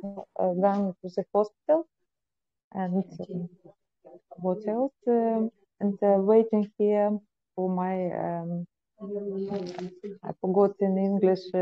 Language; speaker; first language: English; non-native, learner; Ukrainian